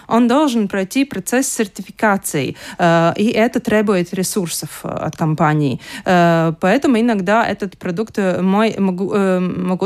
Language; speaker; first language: Russian; non-native, local second language; Latvian